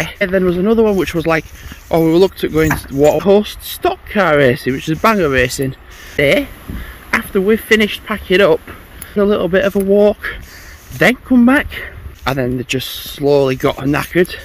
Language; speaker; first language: English; native; English